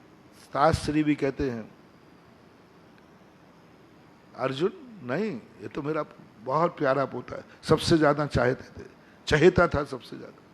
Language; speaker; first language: Hindi; native; Hindi